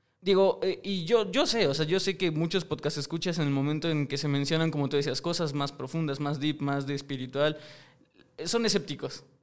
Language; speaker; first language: Spanish; native; Spanish